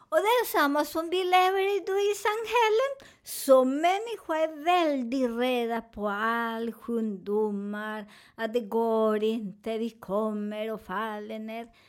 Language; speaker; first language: Swedish; non-native, learner; Spanish